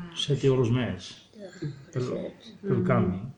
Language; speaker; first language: Catalan; non-native, learner; Arabic